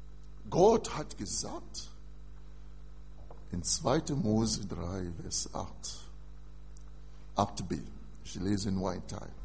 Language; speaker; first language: German; non-native, fluent; French